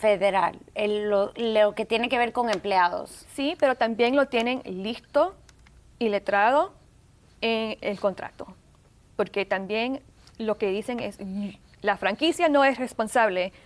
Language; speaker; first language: Spanish; early bilingual, heritage; Spanish